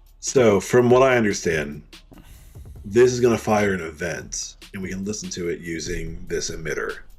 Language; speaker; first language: English; native; English